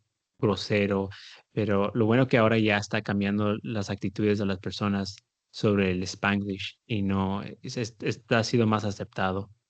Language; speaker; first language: Spanish; early bilingual, heritage; Spanish